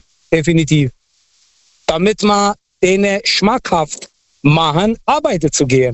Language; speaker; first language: German; non-native, fluent; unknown